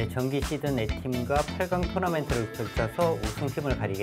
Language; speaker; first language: Korean; native; Korean